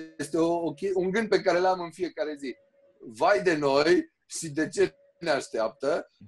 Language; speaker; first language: Romanian; native; Romanian